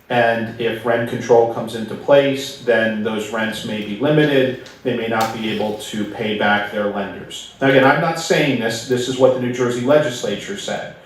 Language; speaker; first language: English; native; English